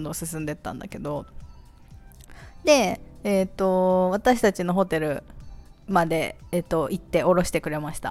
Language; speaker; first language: Japanese; native; Japanese